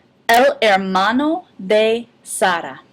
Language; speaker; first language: Spanish; non-native, fluent; English